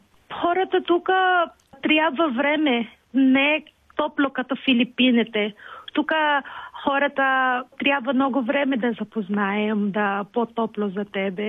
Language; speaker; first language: Bulgarian; non-native, learner; Filipino